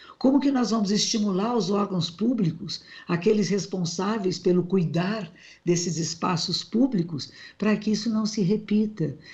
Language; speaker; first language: Portuguese; native; Portuguese